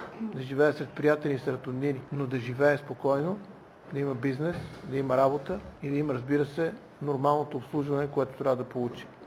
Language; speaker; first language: Bulgarian; native; Bulgarian